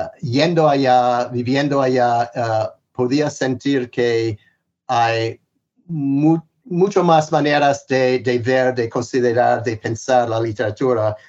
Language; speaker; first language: Spanish; non-native, fluent; English